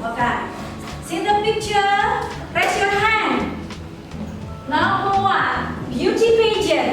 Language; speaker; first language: English; non-native, fluent; Indonesian